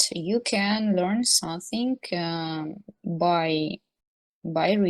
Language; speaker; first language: English; non-native, learner; Russian